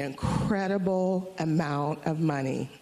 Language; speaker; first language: English; native; English